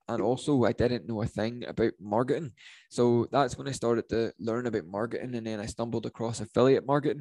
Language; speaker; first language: English; native; English